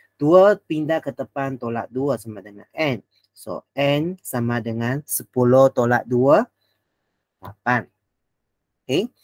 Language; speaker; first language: Malay; non-native, local second language; Chinese